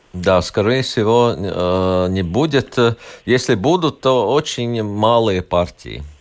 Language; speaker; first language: Russian; non-native, local second language; Latvian